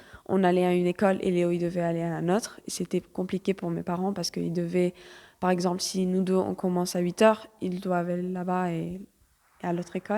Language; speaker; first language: French; early bilingual, heritage; French